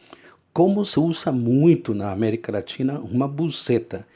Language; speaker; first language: Portuguese; non-native, fluent; Spanish